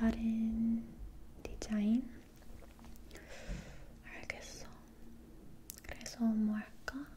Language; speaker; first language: Korean; non-native, learner; English